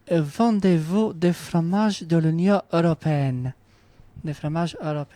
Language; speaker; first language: French; non-native, fluent; Romanian